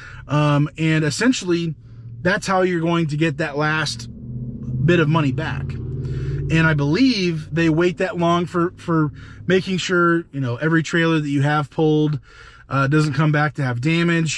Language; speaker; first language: English; native; English